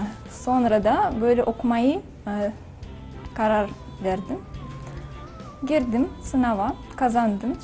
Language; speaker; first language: Turkish; non-native, learner; Russian